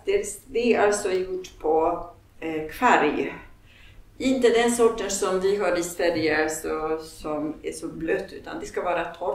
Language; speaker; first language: Swedish; non-native, fluent; Polish